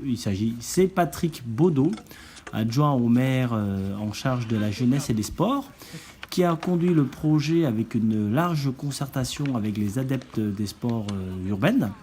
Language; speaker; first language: French; native; French